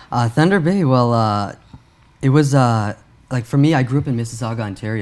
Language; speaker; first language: English; early bilingual, other home language; Urdu